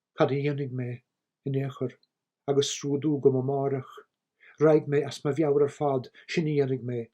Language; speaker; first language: Irish; native; Irish